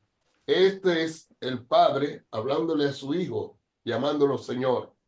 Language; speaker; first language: Spanish; non-native, fluent; English